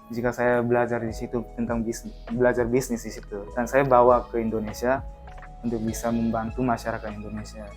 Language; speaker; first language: Indonesian; early bilingual, heritage; Indonesian